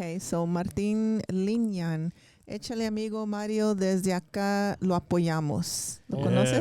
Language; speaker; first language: Spanish; early bilingual, heritage; English